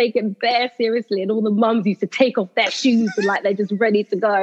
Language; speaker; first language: English; native; English